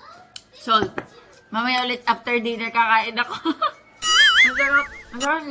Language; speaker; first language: Filipino; native; Filipino